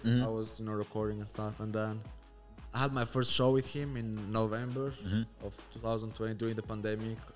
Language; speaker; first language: English; non-native, fluent; Albanian